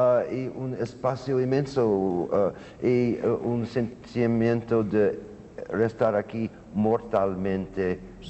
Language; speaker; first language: Spanish; non-native, learner; English